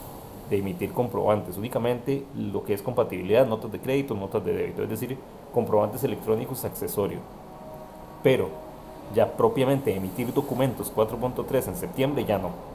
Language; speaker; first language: Spanish; native; Spanish